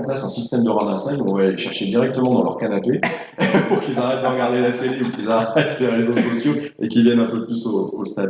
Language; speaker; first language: French; native; French